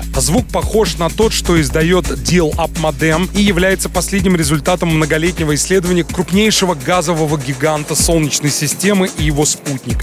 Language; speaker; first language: Russian; native; Russian